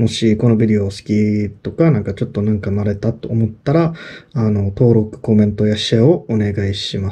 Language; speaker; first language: Japanese; non-native, fluent; English